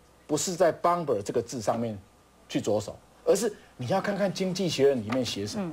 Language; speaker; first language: Chinese; native; Chinese